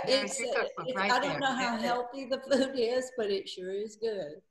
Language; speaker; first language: English; native; English